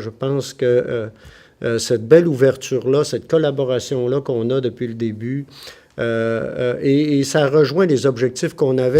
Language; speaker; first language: French; native; French